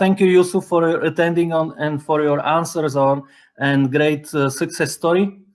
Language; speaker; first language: English; non-native, fluent; Slovak